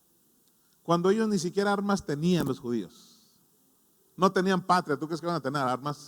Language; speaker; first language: Spanish; native; Spanish